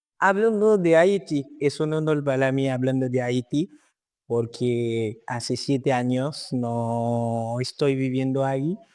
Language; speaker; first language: Spanish; non-native, fluent; Haitian Creole